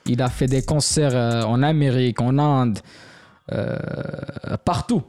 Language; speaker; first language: French; non-native, fluent; Bangla